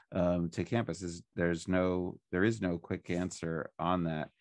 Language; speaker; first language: English; native; English